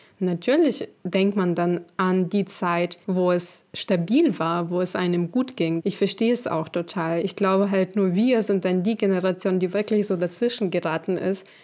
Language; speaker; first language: German; non-native, fluent; Ukrainian